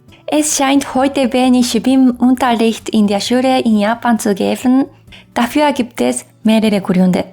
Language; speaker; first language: German; non-native, fluent; Japanese